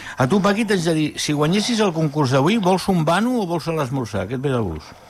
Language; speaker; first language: Catalan; non-native, local second language; Spanish